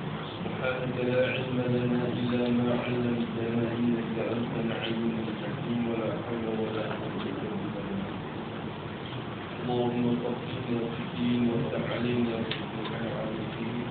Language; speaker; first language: Arabic; non-native, fluent; Malay